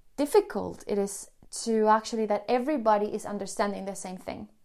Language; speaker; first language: English; non-native, fluent; Spanish